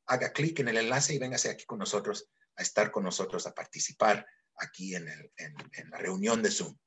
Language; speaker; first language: Spanish; early bilingual, other home language; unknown